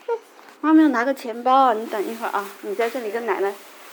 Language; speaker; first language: Chinese; native; Chinese